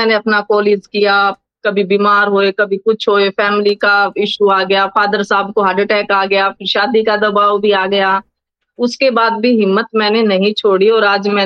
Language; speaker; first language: Hindi; native; Hindi